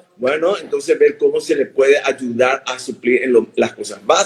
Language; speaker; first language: Spanish; native; Spanish